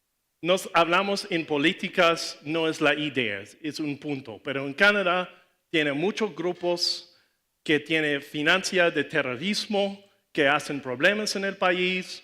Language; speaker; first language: Spanish; non-native, learner; English